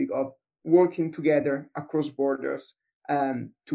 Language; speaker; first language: English; non-native, fluent; Italian